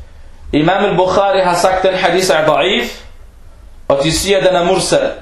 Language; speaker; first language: Danish; non-native, fluent; Arabic